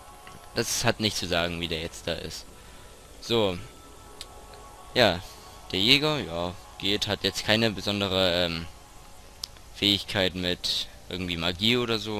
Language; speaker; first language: German; native; German